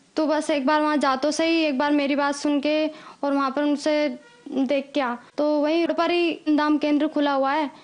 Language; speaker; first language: Hindi; native; Hindi